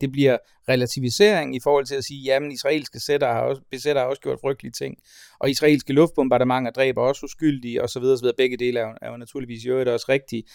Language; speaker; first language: Danish; native; Danish